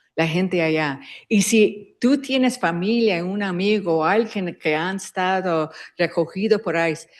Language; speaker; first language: Spanish; early bilingual, heritage; Spanish